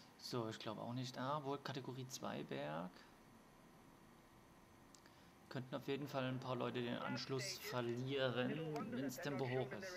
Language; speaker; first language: German; native; German